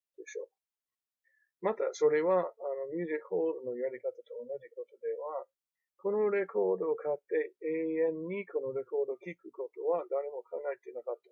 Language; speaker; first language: Japanese; non-native, fluent; English